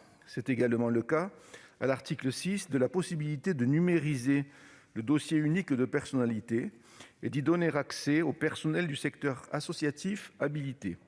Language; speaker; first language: French; native; French